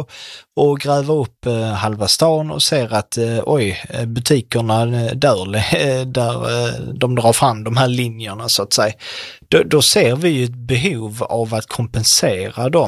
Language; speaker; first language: Swedish; native; Swedish